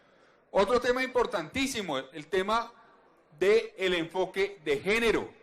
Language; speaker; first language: Spanish; native; Spanish